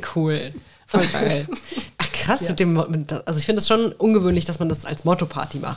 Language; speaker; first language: German; native; German